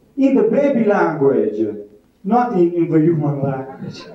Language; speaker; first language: English; non-native, fluent; Italian